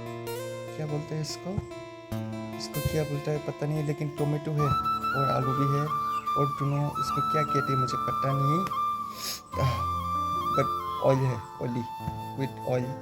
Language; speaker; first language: Hindi; non-native, local second language; Kok Borok